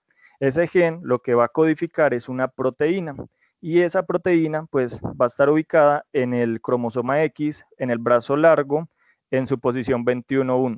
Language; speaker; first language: Spanish; native; Spanish